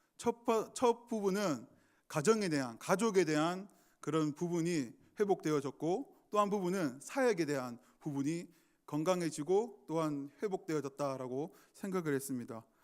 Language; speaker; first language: Korean; native; Korean